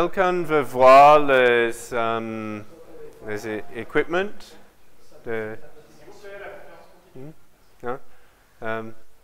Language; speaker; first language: French; non-native, learner; English